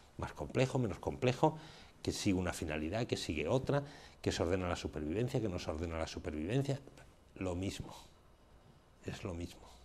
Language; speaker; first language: Spanish; native; Spanish